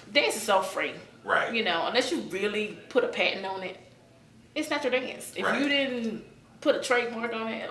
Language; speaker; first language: English; native; English